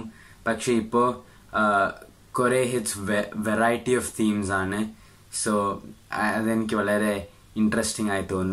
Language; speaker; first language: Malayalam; early bilingual, heritage; Malayalam